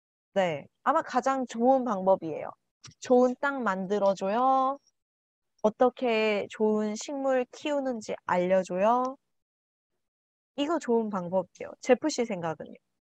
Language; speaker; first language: Korean; non-native, learner; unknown